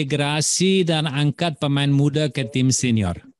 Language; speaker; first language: Indonesian; non-native, fluent; German